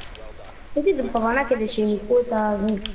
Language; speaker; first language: Hebrew; native; Hebrew